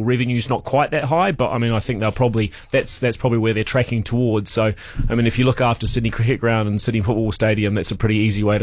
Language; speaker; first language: English; native; English